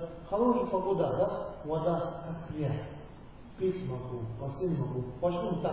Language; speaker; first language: Russian; non-native, learner; Tibetan